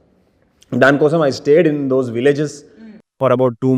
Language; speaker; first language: Telugu; non-native, learner; Kannada